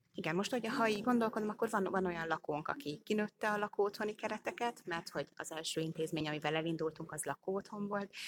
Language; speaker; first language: Hungarian; native; Hungarian